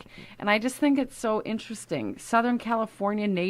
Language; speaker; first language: English; native; English